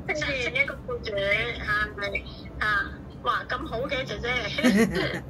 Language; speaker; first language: Cantonese; native; Cantonese